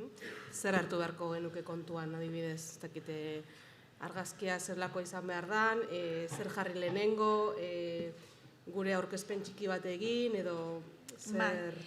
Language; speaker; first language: Basque; native; Basque